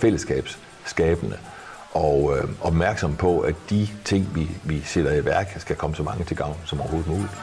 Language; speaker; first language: Danish; native; Danish